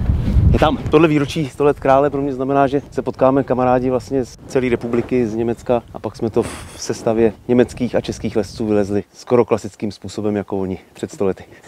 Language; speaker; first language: Czech; native; Czech